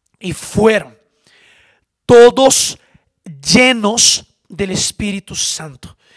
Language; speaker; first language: Spanish; non-native, fluent; Portuguese